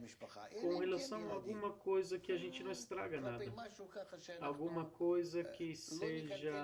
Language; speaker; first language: Portuguese; non-native, fluent; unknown